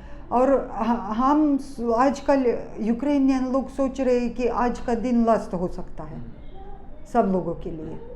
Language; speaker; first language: Hindi; non-native, fluent; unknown